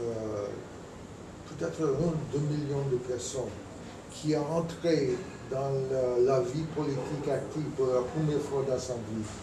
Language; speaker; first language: French; non-native, fluent; English